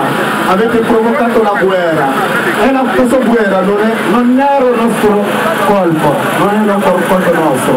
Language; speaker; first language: Italian; non-native, learner; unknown